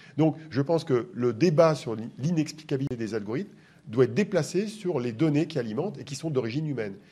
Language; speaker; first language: French; native; French